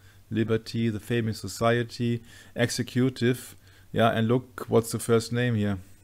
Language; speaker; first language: English; non-native, fluent; German